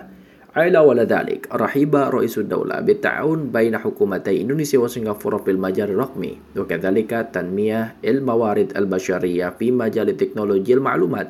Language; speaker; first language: Arabic; non-native, fluent; Indonesian